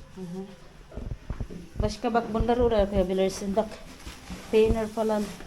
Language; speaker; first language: Turkish; non-native, learner; Filipino